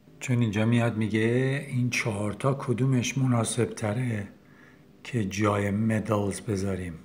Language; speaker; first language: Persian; native; Persian